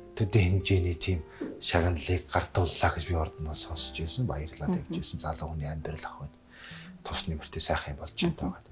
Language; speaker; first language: Mongolian; native; Mongolian